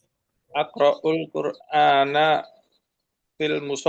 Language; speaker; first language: Arabic; non-native, learner; Indonesian